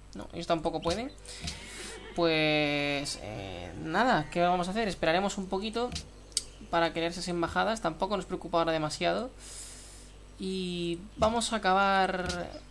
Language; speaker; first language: Spanish; native; Spanish